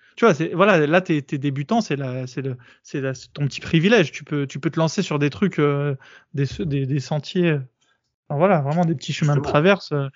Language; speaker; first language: French; native; French